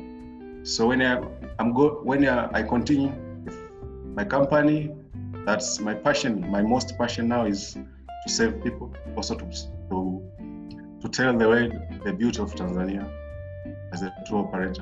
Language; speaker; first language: English; non-native, local second language; Swahili